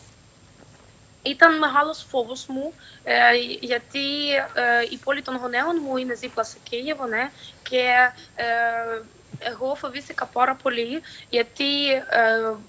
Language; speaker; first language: Greek; non-native, fluent; Ukrainian